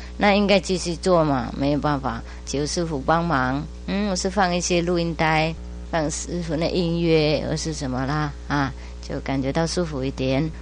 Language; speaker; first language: Chinese; non-native, fluent; Vietnamese